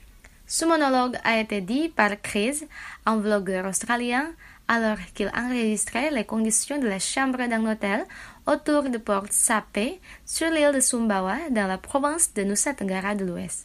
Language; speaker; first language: French; non-native, fluent; Indonesian